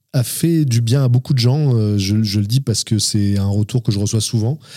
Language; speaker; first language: French; native; French